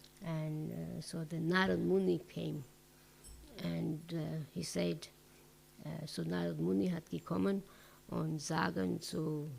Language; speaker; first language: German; non-native, learner; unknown